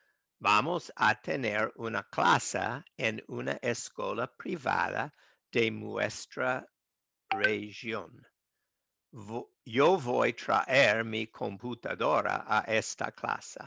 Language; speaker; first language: Spanish; non-native, learner; English